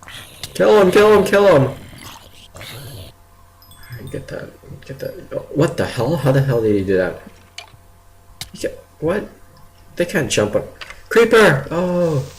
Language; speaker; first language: English; native; English